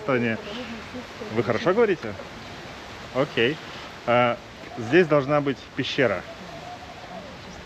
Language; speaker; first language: Russian; native; Russian